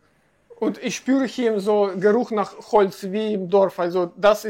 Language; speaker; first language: German; non-native, fluent; Russian